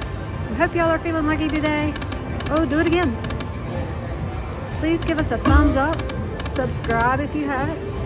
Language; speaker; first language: English; native; English